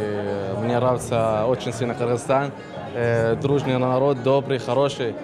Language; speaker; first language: Russian; non-native, fluent; Arabic